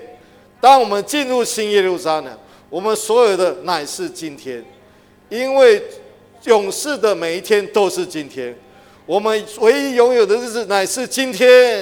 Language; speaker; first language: Chinese; native; Chinese